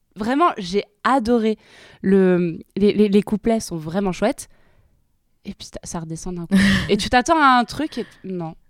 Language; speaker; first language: French; native; French